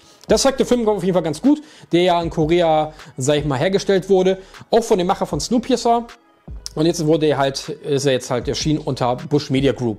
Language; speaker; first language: German; native; German